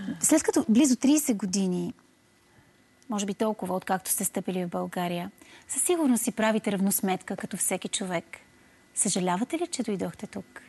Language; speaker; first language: Bulgarian; native; Bulgarian